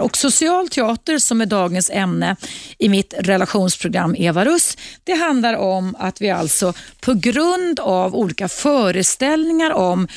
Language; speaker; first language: Swedish; native; Swedish